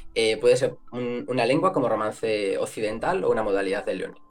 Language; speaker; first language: Spanish; non-native, local second language; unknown